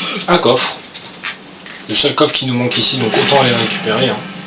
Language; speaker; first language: French; native; French